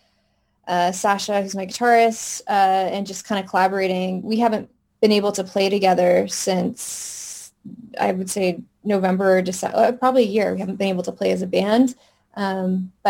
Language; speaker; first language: English; native; English